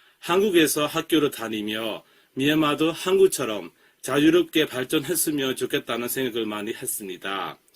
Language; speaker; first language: Korean; non-native, fluent; Burmese